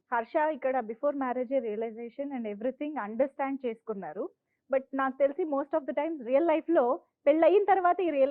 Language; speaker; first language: Telugu; native; Telugu